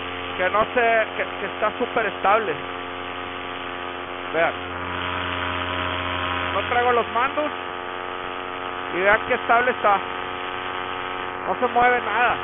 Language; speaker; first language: Spanish; native; Spanish